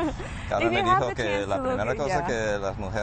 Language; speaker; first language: Spanish; non-native, fluent; English